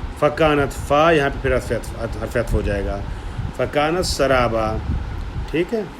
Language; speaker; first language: Urdu; native; Urdu